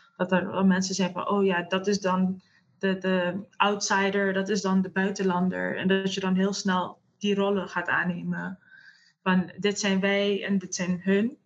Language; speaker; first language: Dutch; native; Dutch